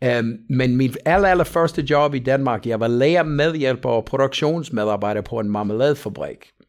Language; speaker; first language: Danish; non-native, fluent; English